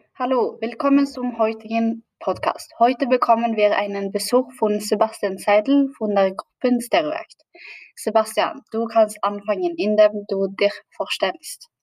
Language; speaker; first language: German; non-native, learner; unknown